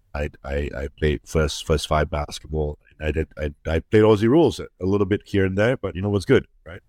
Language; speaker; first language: English; early bilingual, other home language; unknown